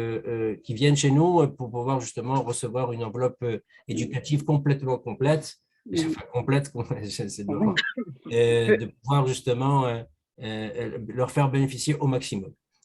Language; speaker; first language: French; native; French